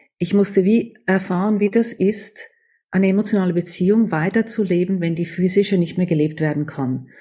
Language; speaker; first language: German; native; German